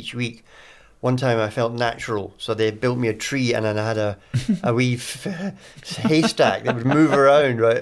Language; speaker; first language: English; native; English